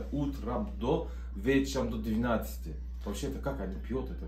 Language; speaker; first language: Russian; non-native, learner; Turkish